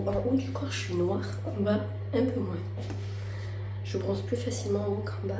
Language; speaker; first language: French; native; French